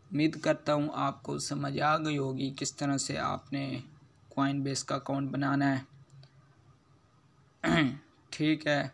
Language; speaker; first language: Hindi; native; Hindi